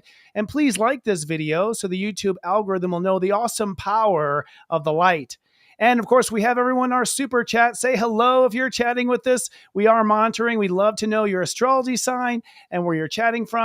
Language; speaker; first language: English; native; English